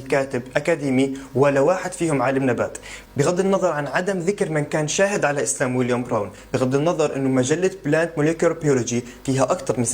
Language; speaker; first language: Arabic; native; Arabic